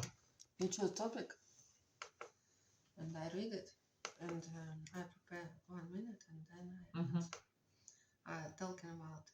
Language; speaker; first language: English; non-native, learner; Russian